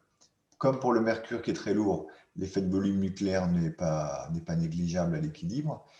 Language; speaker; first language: French; native; French